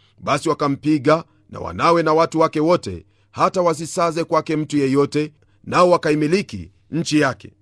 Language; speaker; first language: Swahili; non-native, local second language; Luyia